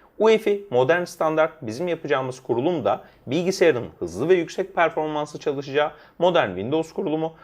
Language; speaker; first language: Turkish; native; Turkish